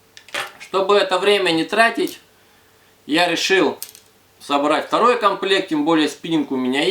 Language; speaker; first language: Russian; native; Russian